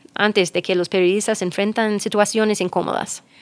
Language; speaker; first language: Spanish; non-native, fluent; English